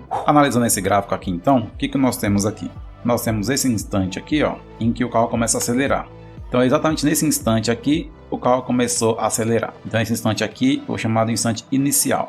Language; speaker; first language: Portuguese; native; Portuguese